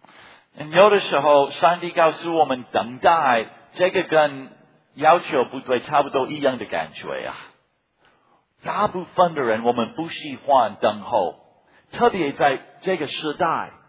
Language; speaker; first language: Chinese; non-native, fluent; English